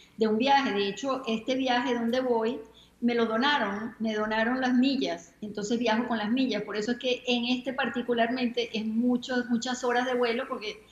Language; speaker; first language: Spanish; native; Spanish